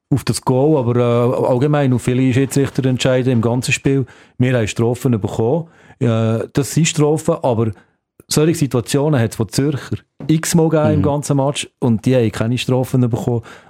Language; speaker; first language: German; native; German